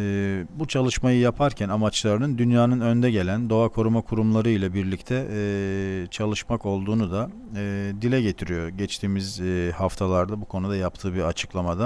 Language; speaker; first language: Turkish; native; Turkish